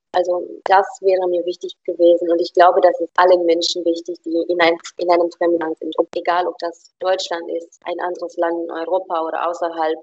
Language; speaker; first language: German; non-native, fluent; Romanian